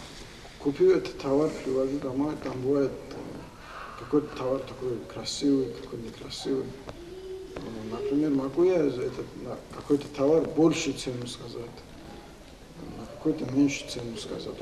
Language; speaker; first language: Russian; non-native, local second language; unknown